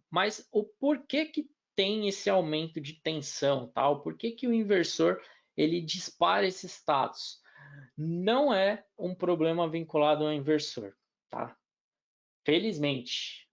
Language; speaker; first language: Portuguese; native; Portuguese